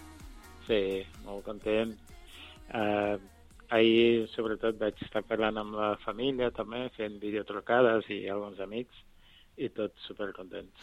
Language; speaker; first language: Catalan; non-native, fluent; Kabuverdianu